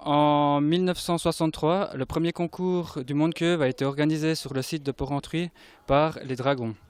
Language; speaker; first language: French; native; French